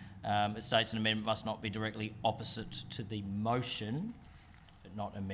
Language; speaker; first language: English; native; English